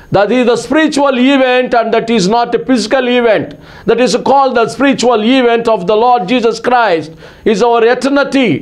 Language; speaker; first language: English; non-native, local second language; Telugu